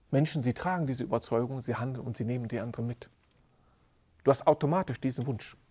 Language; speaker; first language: German; native; German